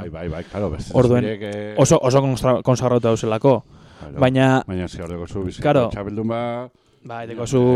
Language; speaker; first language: Basque; native; Basque